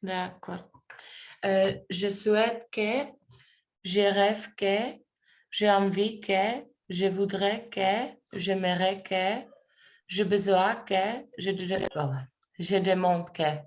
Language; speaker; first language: French; non-native, learner; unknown